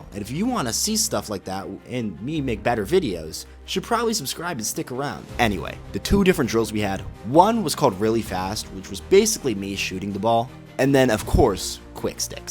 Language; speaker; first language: English; native; English